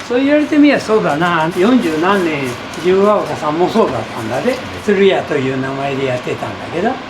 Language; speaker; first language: Japanese; native; Japanese